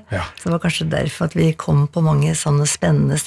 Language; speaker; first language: Norwegian; native; Norwegian